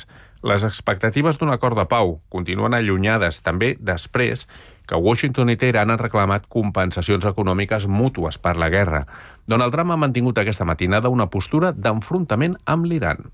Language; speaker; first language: Catalan; native; Catalan